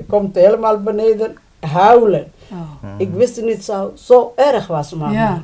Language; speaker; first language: Dutch; non-native, learner; Somali